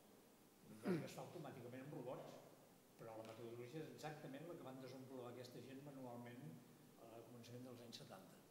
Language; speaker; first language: Catalan; native; Catalan